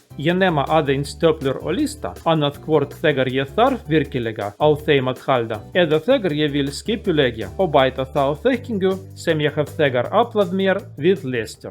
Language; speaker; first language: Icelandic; non-native, learner; Russian